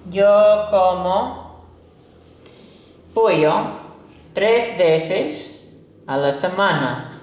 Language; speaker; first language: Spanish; non-native, fluent; English